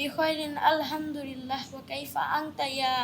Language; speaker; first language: Arabic; non-native, learner; Bangla